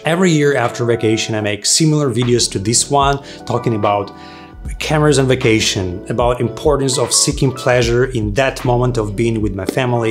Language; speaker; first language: English; non-native, fluent; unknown